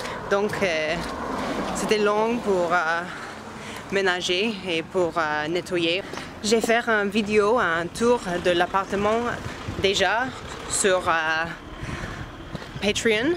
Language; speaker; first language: French; non-native, learner; English